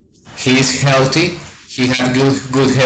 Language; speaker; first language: English; non-native, fluent; Spanish